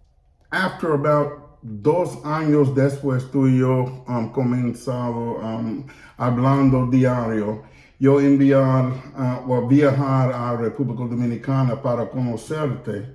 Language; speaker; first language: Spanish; non-native, learner; English